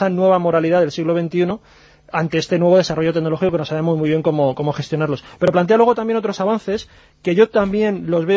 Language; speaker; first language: Spanish; native; Spanish